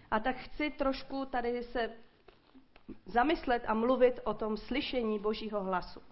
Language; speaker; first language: Czech; native; Czech